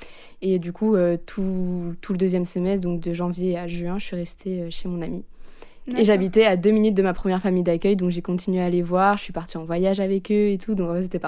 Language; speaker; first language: French; native; French